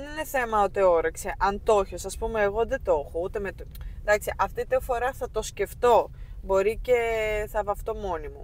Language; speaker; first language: Greek; non-native, fluent; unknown